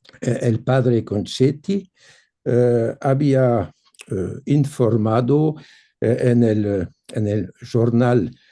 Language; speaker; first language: Spanish; non-native, fluent; French